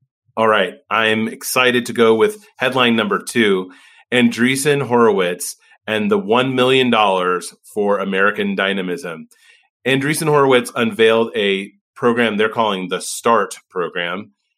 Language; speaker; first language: English; native; English